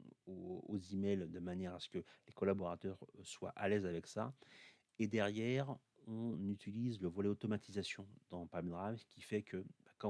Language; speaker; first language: French; native; French